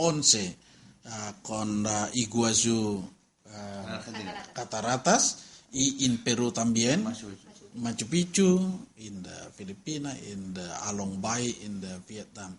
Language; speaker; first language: Spanish; non-native, learner; Indonesian